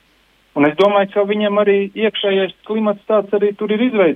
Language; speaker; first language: Latvian; native; Latvian